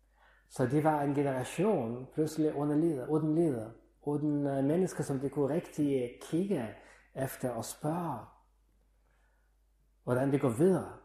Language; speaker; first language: Danish; non-native, fluent; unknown